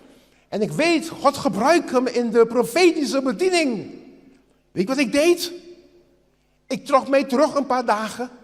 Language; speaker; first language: Dutch; non-native, local second language; Papiamento